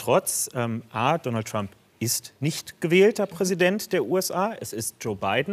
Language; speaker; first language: German; native; German